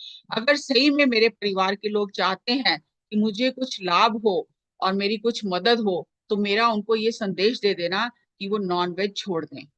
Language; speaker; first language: Hindi; native; Hindi